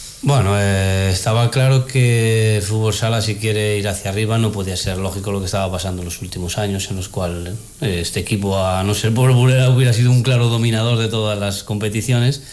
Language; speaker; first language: Spanish; native; Spanish